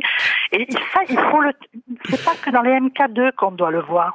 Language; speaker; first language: French; non-native, fluent; Romanian